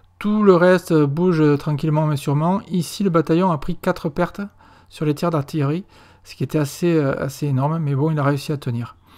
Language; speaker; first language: French; native; French